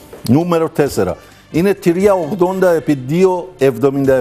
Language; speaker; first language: Greek; non-native, learner; Persian